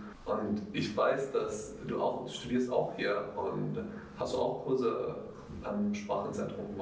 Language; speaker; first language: German; non-native, fluent; Arabic